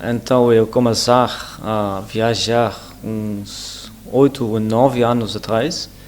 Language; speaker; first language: Portuguese; non-native, learner; Dutch